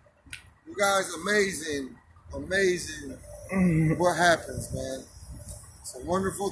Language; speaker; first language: English; native; English